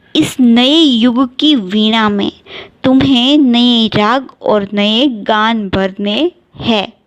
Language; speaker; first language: Hindi; non-native, local second language; Gujarati